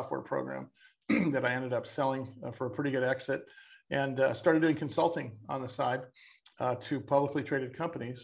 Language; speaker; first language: English; native; English